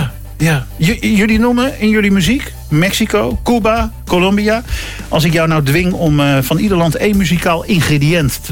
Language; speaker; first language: Dutch; native; Dutch